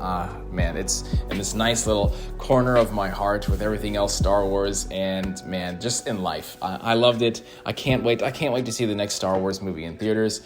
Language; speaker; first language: English; native; English